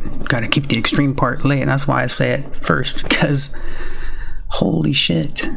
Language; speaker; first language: English; native; English